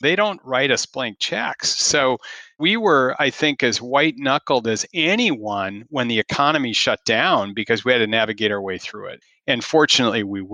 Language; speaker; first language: English; native; English